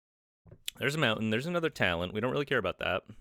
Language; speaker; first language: English; native; English